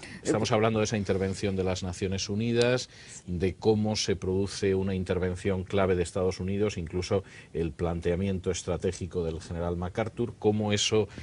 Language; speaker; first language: Spanish; native; Spanish